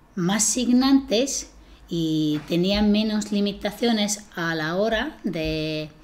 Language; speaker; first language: Spanish; non-native, fluent; Estonian